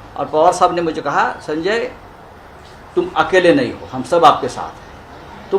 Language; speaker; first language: Hindi; non-native, local second language; Marathi